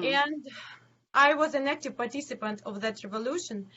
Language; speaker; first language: English; non-native, learner; Ukrainian